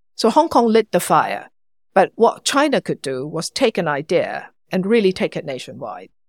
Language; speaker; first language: English; non-native, local second language; Cantonese